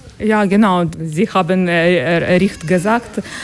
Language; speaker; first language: German; non-native, learner; Russian